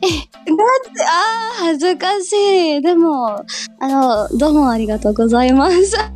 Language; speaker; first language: Japanese; non-native, learner; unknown